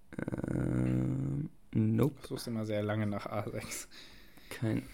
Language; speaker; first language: German; native; German